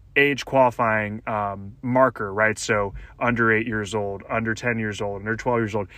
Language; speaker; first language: English; native; English